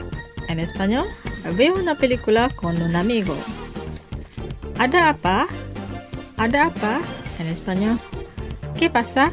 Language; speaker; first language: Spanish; non-native, fluent; Indonesian